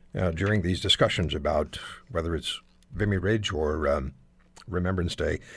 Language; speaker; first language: English; native; English